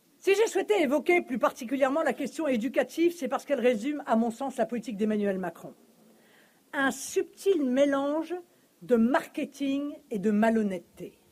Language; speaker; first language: French; native; French